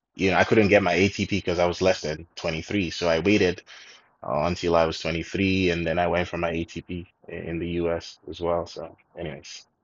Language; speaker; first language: English; non-native, local second language; Yoruba